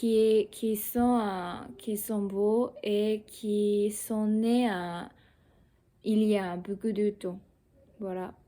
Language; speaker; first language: French; non-native, learner; Japanese